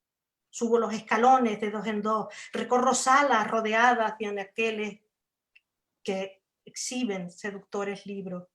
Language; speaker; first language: Spanish; native; Spanish